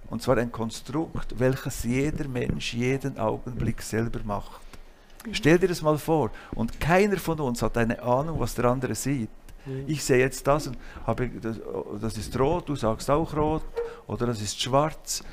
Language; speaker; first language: German; native; German